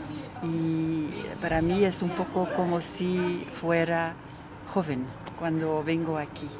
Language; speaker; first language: Spanish; non-native, fluent; Dutch